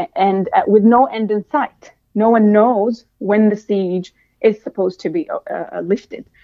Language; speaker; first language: English; non-native, fluent; Arabic